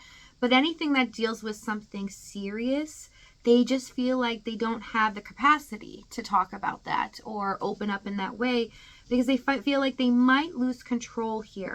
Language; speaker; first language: English; native; English